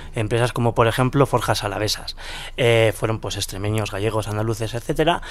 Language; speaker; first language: Spanish; native; Spanish